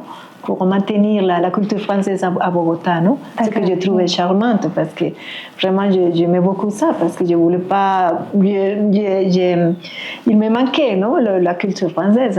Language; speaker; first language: French; non-native, fluent; Spanish